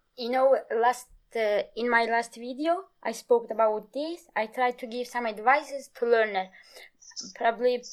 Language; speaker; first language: English; non-native, fluent; Kurdish